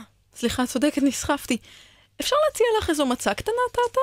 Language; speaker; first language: Hebrew; native; Hebrew